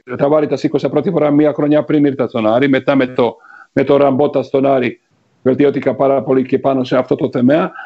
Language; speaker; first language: Greek; non-native, fluent; Serbian